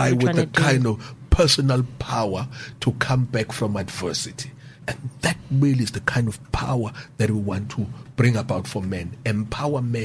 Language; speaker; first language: English; non-native, local second language; Zulu